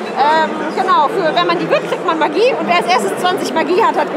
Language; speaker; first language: German; native; German